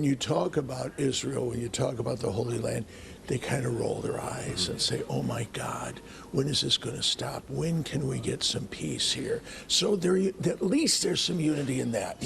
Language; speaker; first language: English; native; English